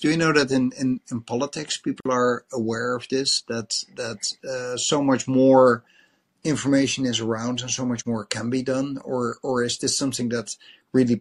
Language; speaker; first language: English; non-native, fluent; Dutch